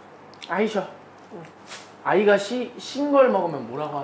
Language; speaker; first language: Korean; native; Korean